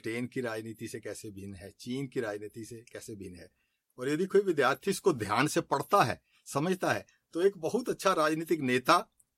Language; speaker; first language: Hindi; native; Hindi